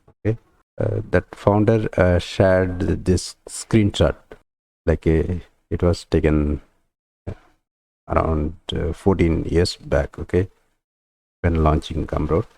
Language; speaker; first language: English; non-native, local second language; Tamil